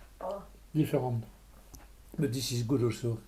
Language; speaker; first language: English; non-native, learner; French